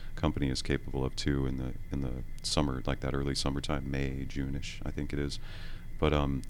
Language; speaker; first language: English; native; English